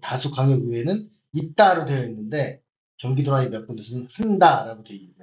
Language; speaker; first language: Korean; native; Korean